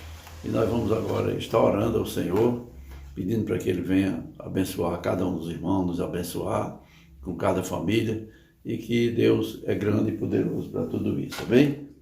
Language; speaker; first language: Portuguese; native; Portuguese